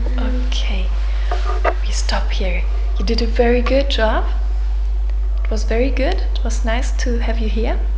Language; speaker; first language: English; non-native, fluent; German